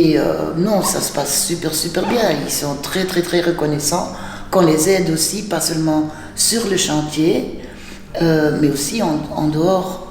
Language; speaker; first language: French; non-native, fluent; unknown